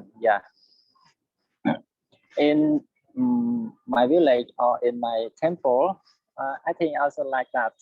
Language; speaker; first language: English; non-native, learner; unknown